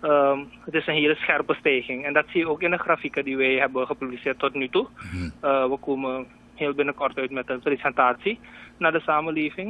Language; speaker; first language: Dutch; native; Dutch